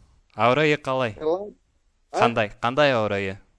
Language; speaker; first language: Kazakh; non-native, learner; Russian